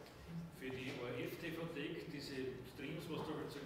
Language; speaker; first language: German; native; German